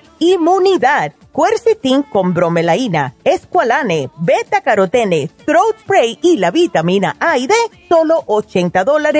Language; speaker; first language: Spanish; native; Spanish